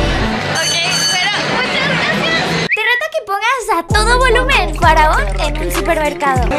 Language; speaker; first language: Spanish; native; Spanish